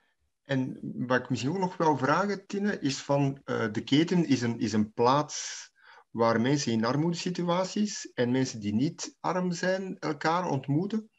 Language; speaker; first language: Dutch; native; Dutch